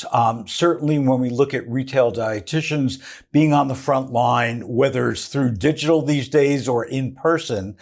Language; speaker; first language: English; native; English